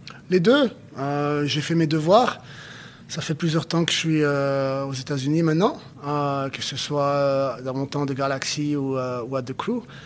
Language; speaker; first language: French; native; French